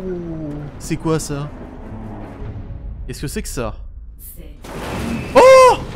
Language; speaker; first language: French; native; French